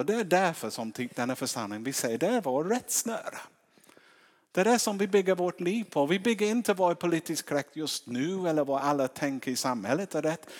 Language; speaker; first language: Swedish; non-native, fluent; English